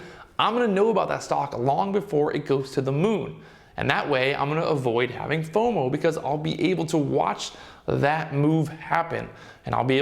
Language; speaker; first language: English; native; English